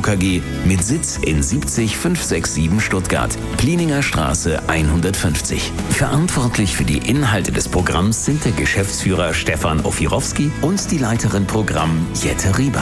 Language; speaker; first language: German; native; German